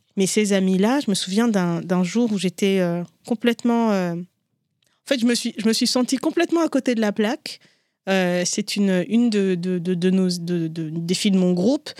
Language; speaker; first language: French; non-native, local second language; Ngazidja Comorian